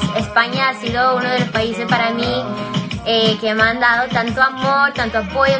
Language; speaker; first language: Spanish; early bilingual, other home language; English